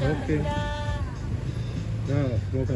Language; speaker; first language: Indonesian; non-native, fluent; Dutch